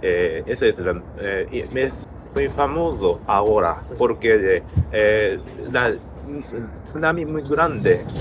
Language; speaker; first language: Spanish; non-native, learner; Japanese